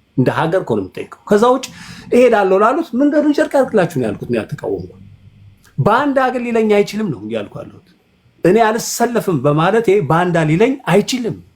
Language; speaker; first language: Amharic; native; Amharic